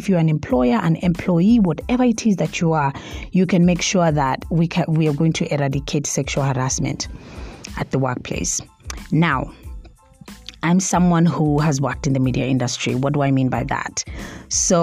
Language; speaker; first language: English; non-native, local second language; Swahili